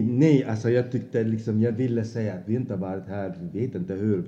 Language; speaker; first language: Swedish; non-native, fluent; Azerbaijani